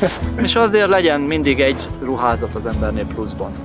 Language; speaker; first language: Hungarian; native; Hungarian